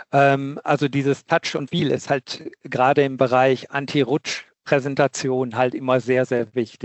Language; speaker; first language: German; native; German